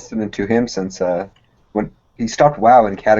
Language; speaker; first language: English; native; English